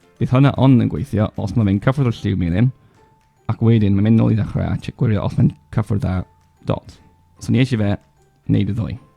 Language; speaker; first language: Welsh; non-native, local second language; English